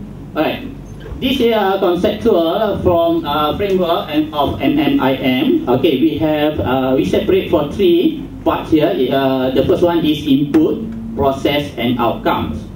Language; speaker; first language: English; non-native, local second language; Malay